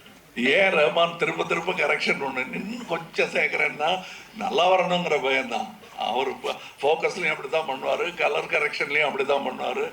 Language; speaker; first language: Tamil; native; Tamil